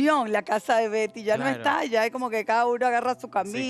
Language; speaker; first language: Spanish; native; Spanish